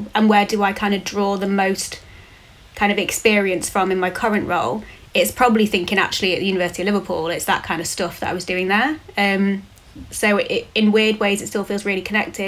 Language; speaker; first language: English; native; English